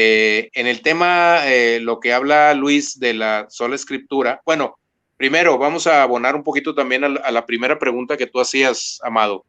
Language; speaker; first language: Spanish; native; Spanish